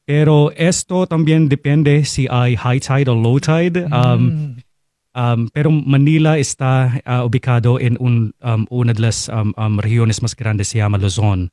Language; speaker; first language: Spanish; non-native, fluent; Filipino